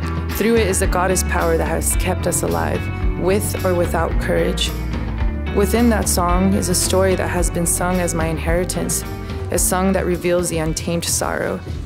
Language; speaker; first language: English; early bilingual, other home language; Spanish